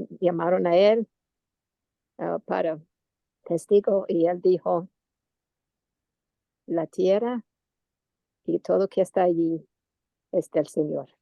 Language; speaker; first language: Spanish; non-native, learner; English